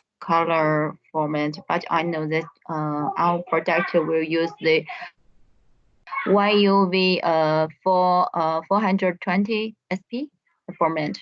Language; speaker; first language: English; non-native, fluent; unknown